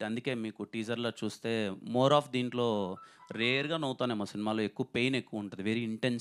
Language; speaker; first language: Telugu; native; Telugu